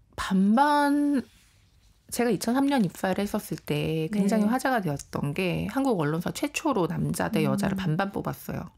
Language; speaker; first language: Korean; native; Korean